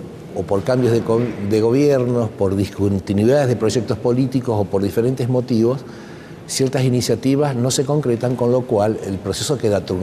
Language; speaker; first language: Spanish; native; Spanish